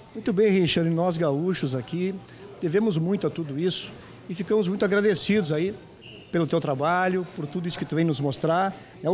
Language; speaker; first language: Portuguese; native; Portuguese